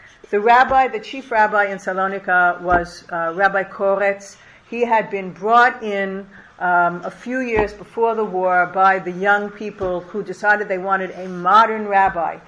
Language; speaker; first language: English; native; English